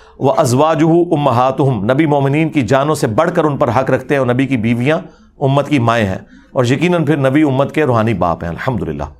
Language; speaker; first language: Urdu; non-native, local second language; Punjabi